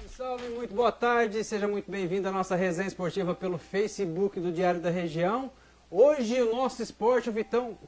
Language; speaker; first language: Portuguese; native; Portuguese